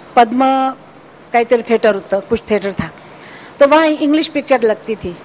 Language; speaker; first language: Hindi; non-native, local second language; Marathi